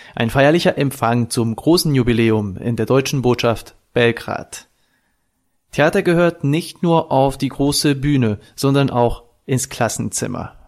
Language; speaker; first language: German; non-native, fluent; Serbian